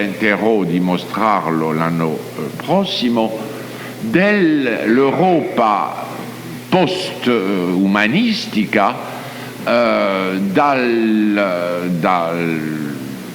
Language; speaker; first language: Italian; non-native, fluent; French